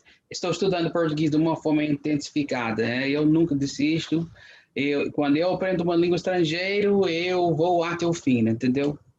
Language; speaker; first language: Portuguese; non-native, fluent; English